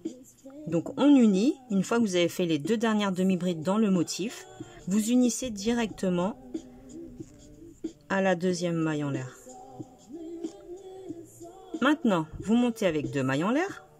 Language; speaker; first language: French; native; French